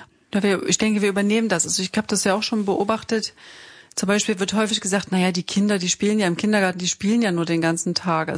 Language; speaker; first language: German; native; German